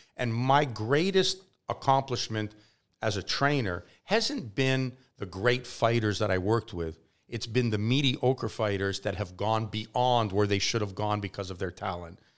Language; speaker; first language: English; native; English